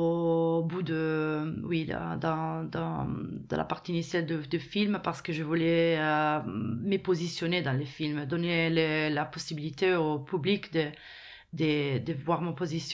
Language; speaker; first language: French; non-native, fluent; Italian